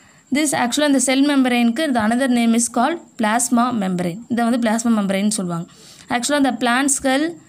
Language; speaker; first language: English; non-native, local second language; Tamil